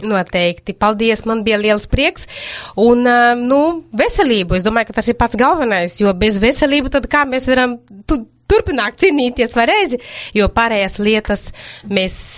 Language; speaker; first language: Latvian; non-native, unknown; Portuguese